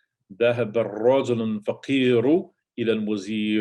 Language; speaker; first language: Arabic; non-native, fluent; English